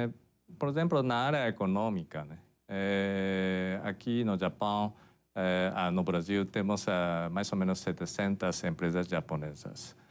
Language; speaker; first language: Portuguese; non-native, fluent; Japanese